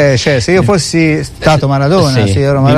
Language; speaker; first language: Italian; native; Italian